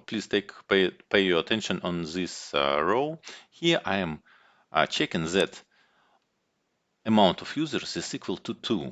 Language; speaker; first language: English; non-native, fluent; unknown